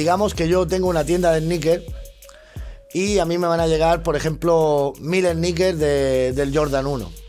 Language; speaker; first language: Spanish; native; Spanish